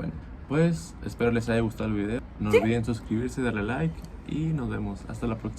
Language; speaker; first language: Spanish; native; Spanish